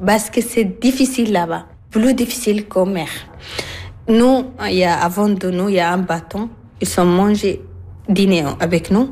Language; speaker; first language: French; non-native, learner; Arabic